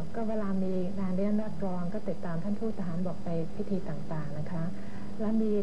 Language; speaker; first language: Thai; native; Thai